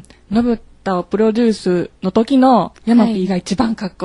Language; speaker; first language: Japanese; native; Japanese